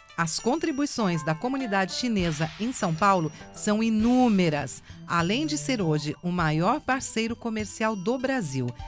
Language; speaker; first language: Portuguese; native; Portuguese